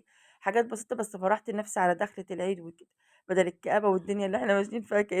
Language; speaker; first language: Arabic; native; Arabic